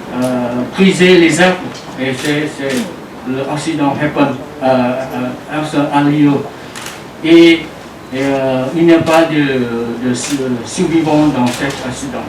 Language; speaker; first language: French; non-native, learner; Vietnamese